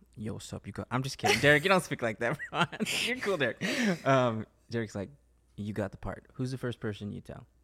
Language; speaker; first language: English; early bilingual, other home language; Spanish